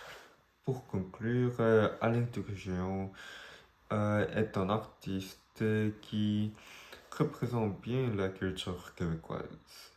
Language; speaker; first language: French; non-native, learner; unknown